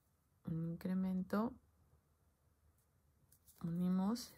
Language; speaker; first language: Spanish; native; Spanish